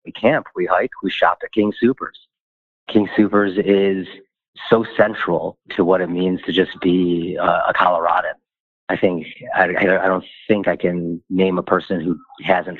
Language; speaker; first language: English; native; English